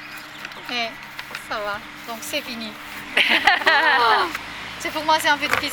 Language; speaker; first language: French; non-native, learner; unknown